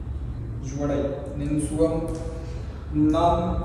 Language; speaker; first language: Vietnamese; non-native, learner; Hindi